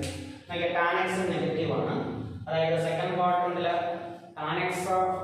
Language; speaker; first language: English; non-native, local second language; Malayalam